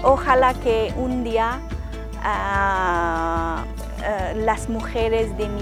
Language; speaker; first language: Spanish; non-native, learner; Persian